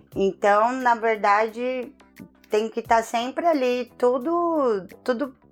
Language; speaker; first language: Portuguese; native; Portuguese